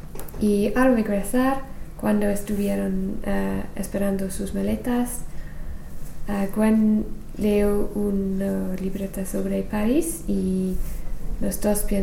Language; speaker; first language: Spanish; non-native, learner; English